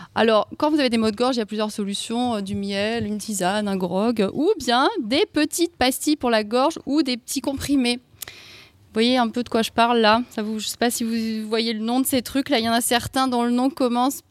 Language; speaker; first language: French; native; French